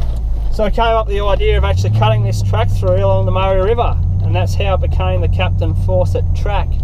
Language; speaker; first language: English; native; English